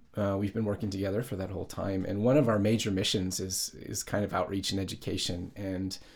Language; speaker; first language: English; native; English